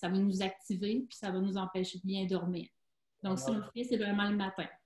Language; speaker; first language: French; native; French